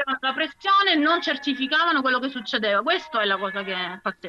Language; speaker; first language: Italian; native; Italian